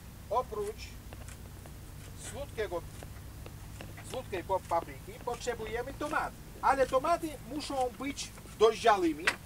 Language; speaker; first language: Polish; non-native, fluent; Georgian